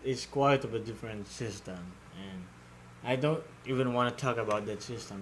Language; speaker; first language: English; non-native, local second language; Filipino